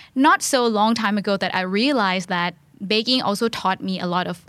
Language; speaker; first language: English; non-native, fluent; Thai